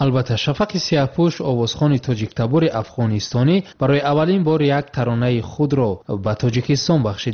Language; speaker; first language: Tajik; native; Tajik